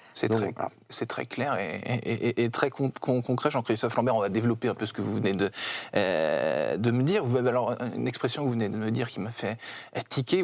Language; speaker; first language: French; native; French